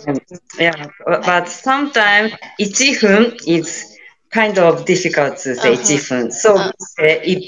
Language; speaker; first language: English; non-native, learner; Japanese